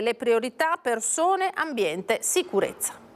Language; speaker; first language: Italian; native; Italian